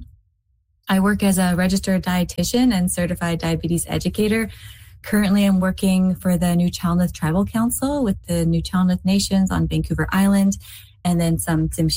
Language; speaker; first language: English; native; English